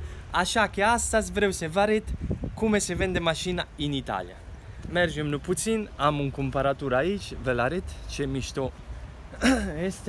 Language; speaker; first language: Romanian; non-native, learner; Italian